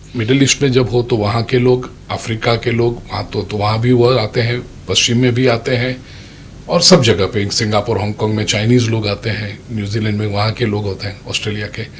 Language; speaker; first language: Hindi; non-native, local second language; Gujarati